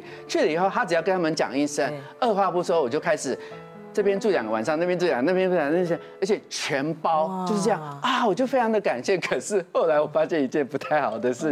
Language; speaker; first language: Chinese; native; Chinese